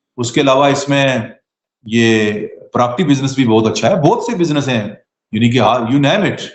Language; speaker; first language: Urdu; non-native, local second language; Pahari-Potwari